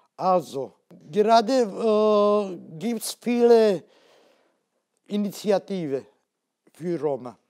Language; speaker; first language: German; non-native, learner; Hungarian